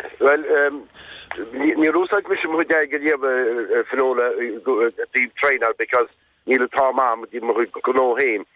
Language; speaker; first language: Irish; native; Irish